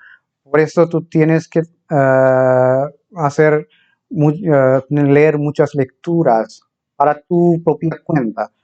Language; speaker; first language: Spanish; non-native, fluent; Bangla